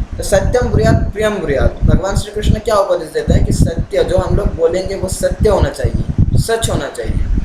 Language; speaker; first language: Hindi; non-native, local second language; Bangla